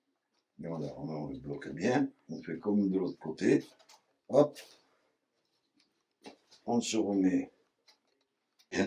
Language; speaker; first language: French; native; French